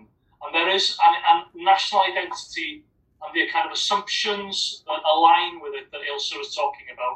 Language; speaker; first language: English; native; English